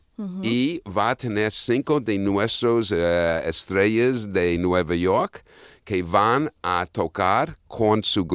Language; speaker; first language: Spanish; non-native, fluent; English